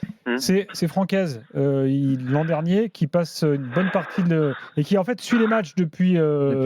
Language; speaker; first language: French; native; French